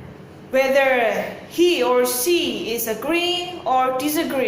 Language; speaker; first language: English; non-native, local second language; Indonesian